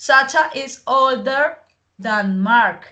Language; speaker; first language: English; non-native, learner; Spanish